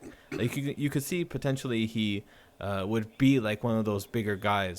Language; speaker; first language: English; native; English